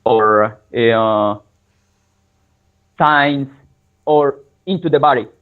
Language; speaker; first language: English; non-native, learner; Spanish